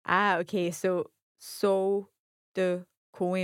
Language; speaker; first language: Portuguese; non-native, learner; English